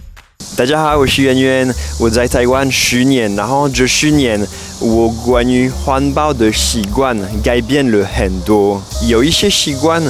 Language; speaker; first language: Chinese; non-native, fluent; French